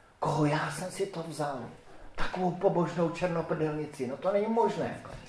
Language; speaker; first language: Czech; native; Czech